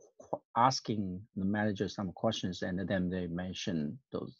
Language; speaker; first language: English; non-native, fluent; Chinese